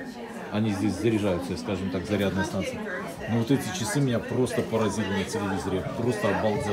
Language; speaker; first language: Russian; native; Russian